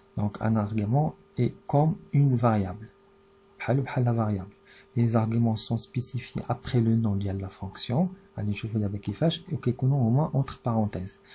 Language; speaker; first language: French; non-native, local second language; Arabic